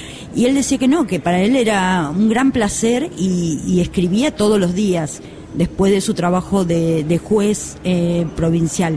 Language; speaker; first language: Spanish; native; Spanish